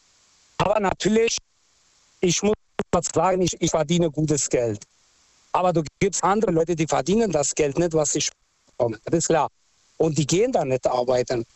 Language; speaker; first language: German; non-native, fluent; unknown